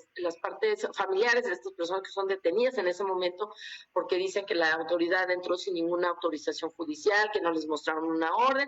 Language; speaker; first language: Spanish; native; Spanish